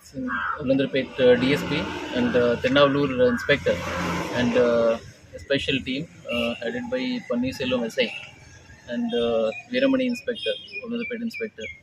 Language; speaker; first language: Tamil; non-native, fluent; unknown